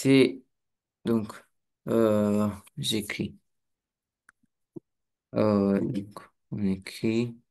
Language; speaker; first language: French; non-native, learner; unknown